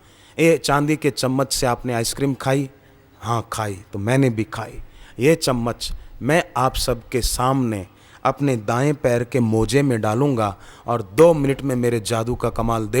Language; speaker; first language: Hindi; native; Hindi